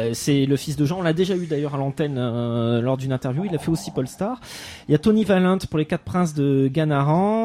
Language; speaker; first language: French; native; French